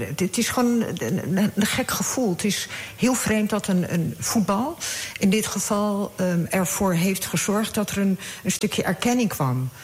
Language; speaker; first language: Dutch; early bilingual, other home language; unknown